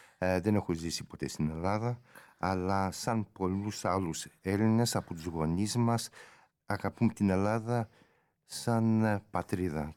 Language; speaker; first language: Greek; early bilingual, heritage; Greek